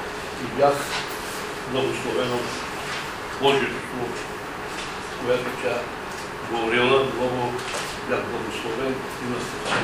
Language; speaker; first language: Bulgarian; non-native, local second language; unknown